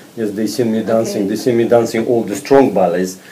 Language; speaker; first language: English; non-native, fluent; Russian